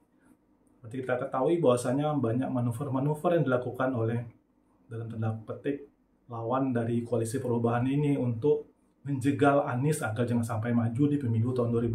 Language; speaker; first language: Indonesian; native; Indonesian